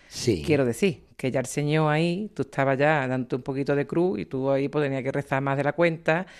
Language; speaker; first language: Spanish; native; Spanish